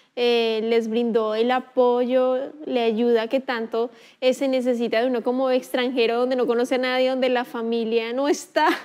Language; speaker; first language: Spanish; native; Spanish